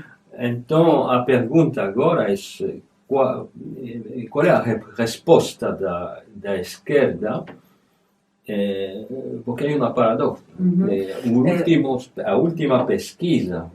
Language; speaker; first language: Portuguese; non-native, fluent; French